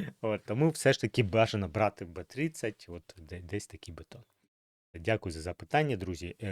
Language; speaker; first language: Ukrainian; native; Ukrainian